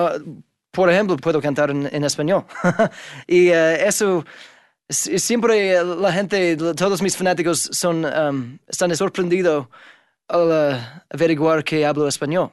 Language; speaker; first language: Spanish; non-native, fluent; English